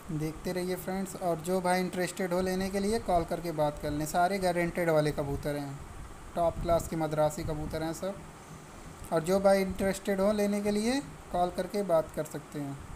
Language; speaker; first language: Hindi; native; Hindi